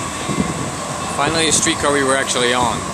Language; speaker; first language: English; native; English